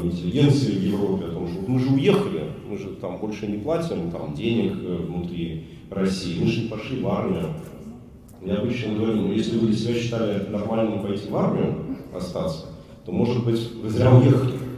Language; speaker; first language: Russian; native; Russian